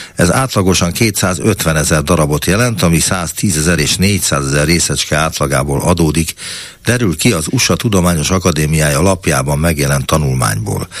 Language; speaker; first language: Hungarian; native; Hungarian